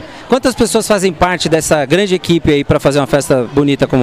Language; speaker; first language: Portuguese; native; Portuguese